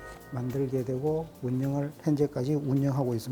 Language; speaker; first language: Korean; native; Korean